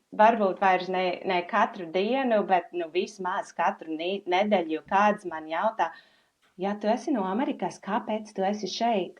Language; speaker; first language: Latvian; non-native, fluent; English